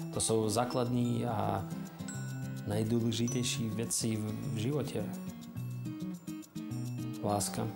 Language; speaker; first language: Czech; non-native, fluent; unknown